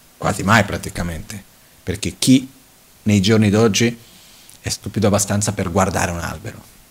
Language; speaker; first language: Italian; non-native, fluent; Portuguese